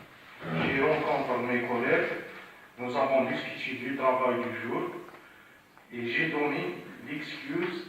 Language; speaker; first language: French; non-native, learner; Arabic